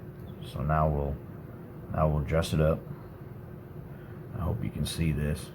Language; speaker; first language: English; native; English